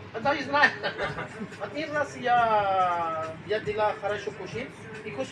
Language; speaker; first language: Russian; non-native, learner; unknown